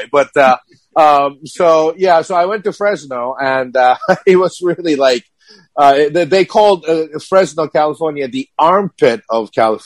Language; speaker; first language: English; non-native, fluent; Japanese